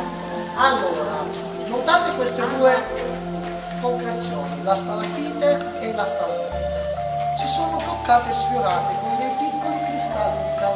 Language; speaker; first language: Italian; native; Italian